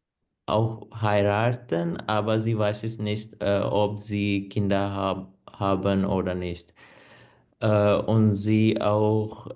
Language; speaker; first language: German; non-native, learner; Punjabi